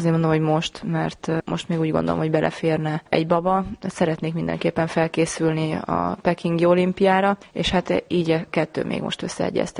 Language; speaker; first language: Hungarian; native; Hungarian